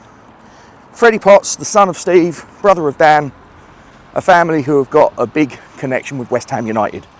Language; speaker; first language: English; native; English